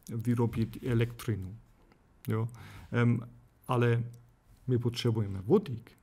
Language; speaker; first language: Czech; non-native, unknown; German